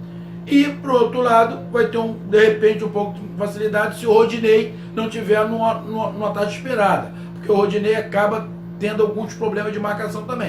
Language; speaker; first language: Portuguese; native; Portuguese